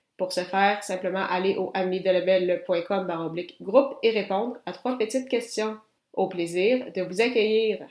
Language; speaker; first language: French; native; French